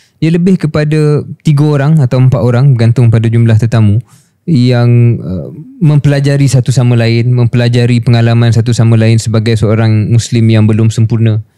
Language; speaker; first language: Malay; native; Malay